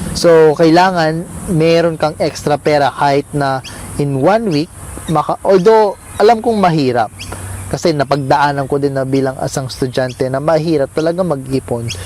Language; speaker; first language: Filipino; non-native, local second language; Pampanga